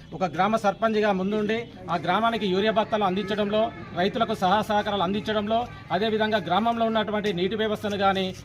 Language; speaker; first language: Telugu; native; Telugu